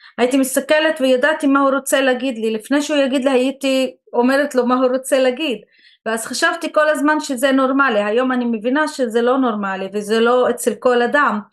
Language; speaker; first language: Hebrew; non-native, local second language; Arabic